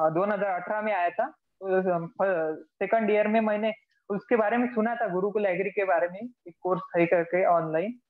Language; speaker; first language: Hindi; non-native, local second language; Marathi